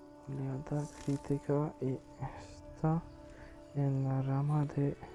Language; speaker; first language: Spanish; non-native, learner; French